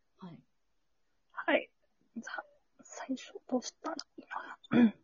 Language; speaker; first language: Japanese; non-native, learner; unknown